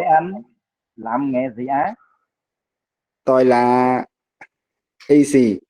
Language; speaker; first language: Vietnamese; non-native, learner; Khmer